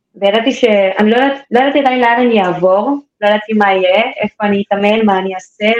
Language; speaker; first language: Hebrew; native; Hebrew